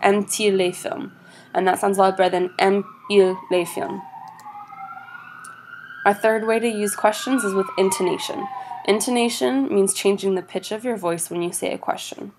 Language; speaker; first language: English; native; English